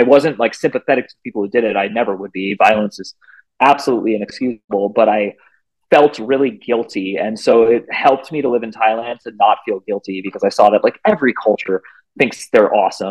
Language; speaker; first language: English; native; English